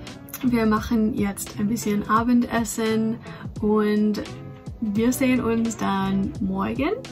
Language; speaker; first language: German; non-native, fluent; English